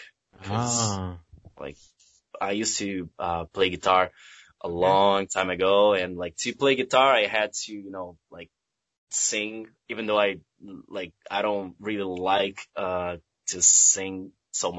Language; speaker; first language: English; non-native, fluent; Portuguese